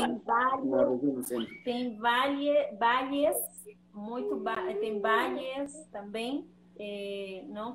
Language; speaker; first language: Portuguese; non-native, learner; Spanish